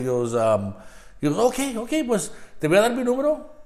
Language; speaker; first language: Spanish; early bilingual, heritage; Spanish